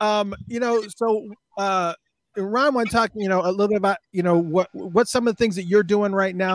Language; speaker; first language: English; native; English